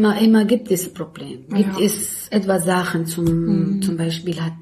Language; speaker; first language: German; non-native, learner; Arabic